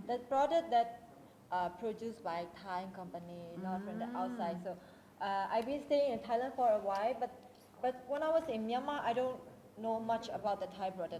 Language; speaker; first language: English; non-native, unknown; Burmese